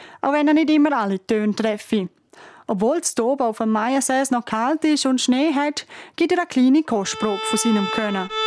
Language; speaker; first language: German; native; German